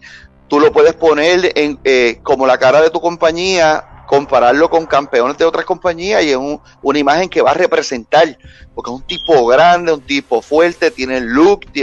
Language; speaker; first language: Spanish; native; Spanish